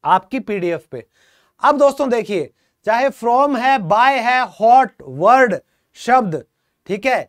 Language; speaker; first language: Hindi; native; Hindi